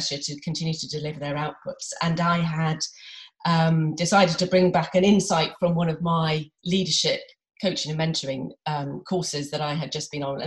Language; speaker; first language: English; native; English